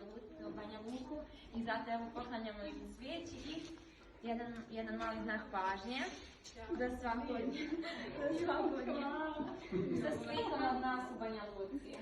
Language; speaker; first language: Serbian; early bilingual, heritage; Serbian